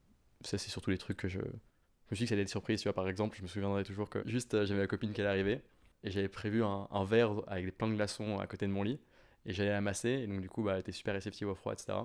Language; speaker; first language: French; native; French